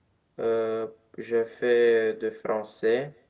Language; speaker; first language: French; non-native, learner; Romanian